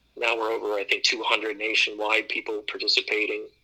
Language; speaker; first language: English; native; English